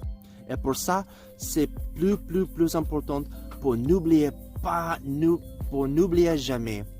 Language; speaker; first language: French; non-native, learner; English